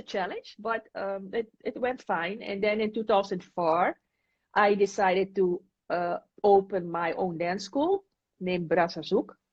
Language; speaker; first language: English; non-native, fluent; Dutch